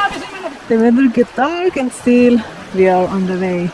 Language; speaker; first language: English; non-native, learner; Kurdish